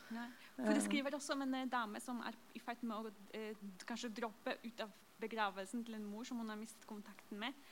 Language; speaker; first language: Norwegian; non-native, fluent; Polish